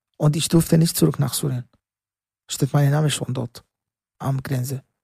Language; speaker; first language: German; non-native, learner; Arabic